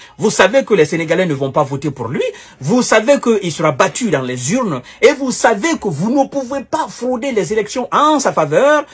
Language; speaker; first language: French; non-native, local second language; Wolof